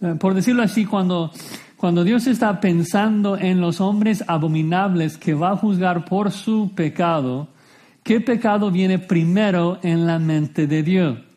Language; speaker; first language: Spanish; non-native, fluent; English